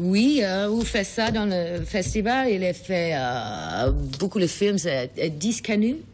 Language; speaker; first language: French; non-native, learner; English